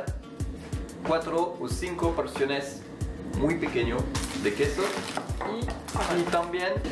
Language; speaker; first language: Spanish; non-native, learner; French